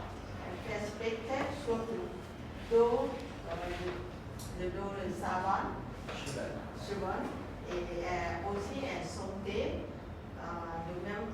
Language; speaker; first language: French; non-native, learner; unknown